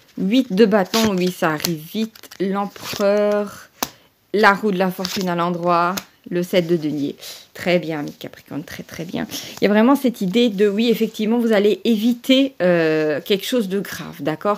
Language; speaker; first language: French; native; French